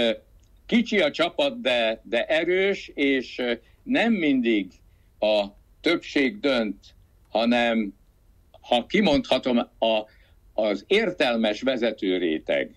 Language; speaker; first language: Hungarian; native; Hungarian